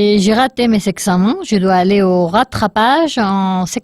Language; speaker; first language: French; non-native, learner; Spanish